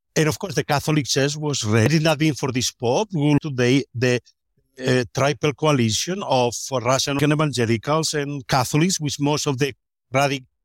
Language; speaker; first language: English; non-native, fluent; Spanish